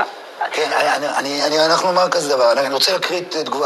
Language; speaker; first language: Hebrew; native; Hebrew